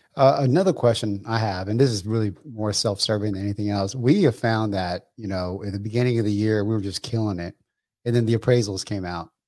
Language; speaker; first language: English; early bilingual, other home language; Vietnamese